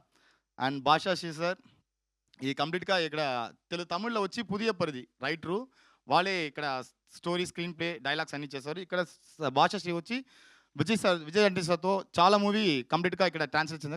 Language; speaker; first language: Telugu; non-native, learner; Tamil